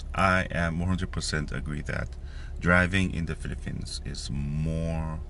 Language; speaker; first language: English; non-native, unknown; Korean